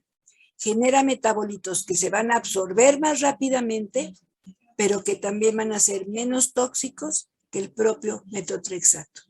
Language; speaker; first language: Spanish; native; Spanish